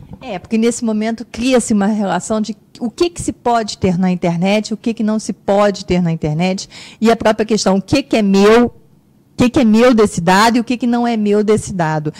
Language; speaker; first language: Portuguese; native; Portuguese